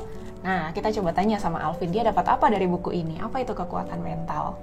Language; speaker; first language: Indonesian; native; Indonesian